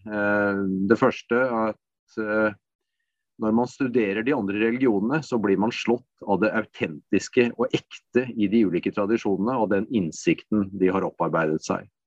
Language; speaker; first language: Norwegian; native; Norwegian